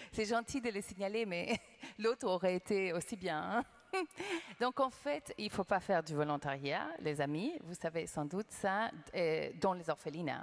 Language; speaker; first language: French; non-native, fluent; English